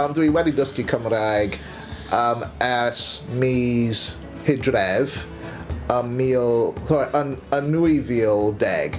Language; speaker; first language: Welsh; non-native, learner; English